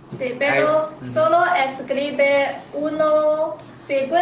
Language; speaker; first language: Spanish; non-native, learner; Chinese